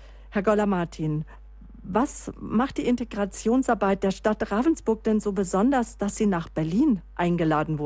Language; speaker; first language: German; native; German